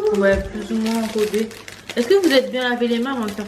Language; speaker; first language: French; native; French